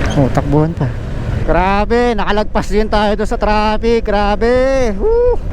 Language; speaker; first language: Filipino; native; Filipino